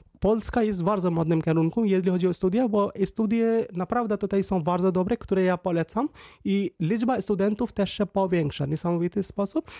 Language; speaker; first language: Polish; non-native, fluent; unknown